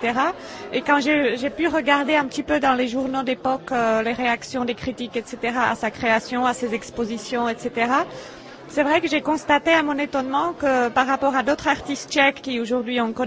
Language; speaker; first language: French; non-native, fluent; Czech